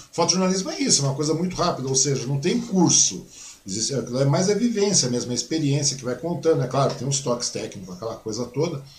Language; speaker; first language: Portuguese; early bilingual, other home language; Chinese